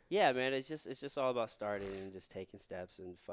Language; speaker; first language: English; native; English